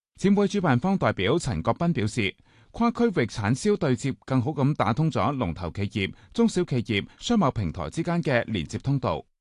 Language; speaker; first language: Chinese; non-native, local second language; Cantonese